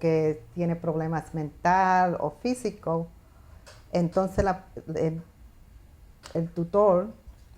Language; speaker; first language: Spanish; early bilingual, heritage; Spanish